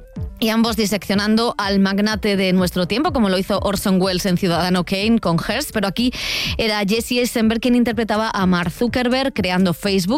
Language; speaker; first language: Spanish; native; Spanish